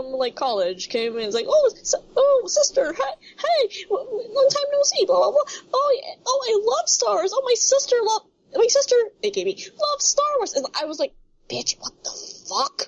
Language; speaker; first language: English; non-native, local second language; Filipino